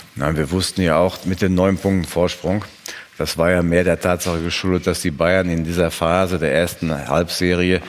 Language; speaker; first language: German; native; German